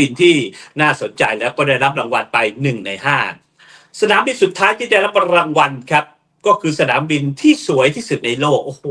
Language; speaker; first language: Thai; native; Thai